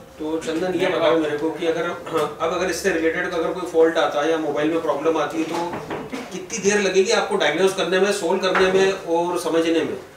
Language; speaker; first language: Hindi; native; Hindi